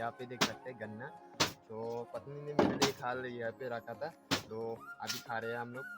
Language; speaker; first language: Hindi; non-native, local second language; Chakma